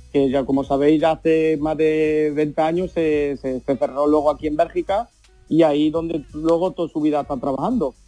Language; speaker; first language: Spanish; early bilingual, heritage; Spanish